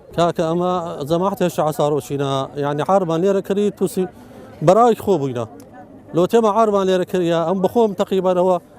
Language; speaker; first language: Central Kurdish; native; Central Kurdish